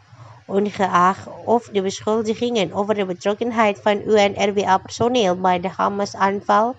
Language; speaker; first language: Dutch; non-native, fluent; Indonesian